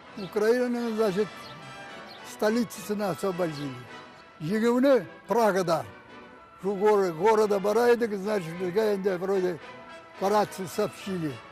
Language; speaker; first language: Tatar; native; Tatar